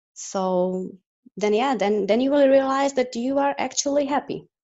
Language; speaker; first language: English; non-native, fluent; Czech